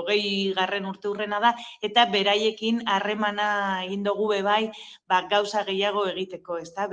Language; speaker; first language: Basque; native; Basque